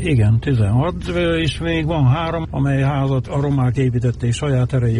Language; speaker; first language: Hungarian; native; Hungarian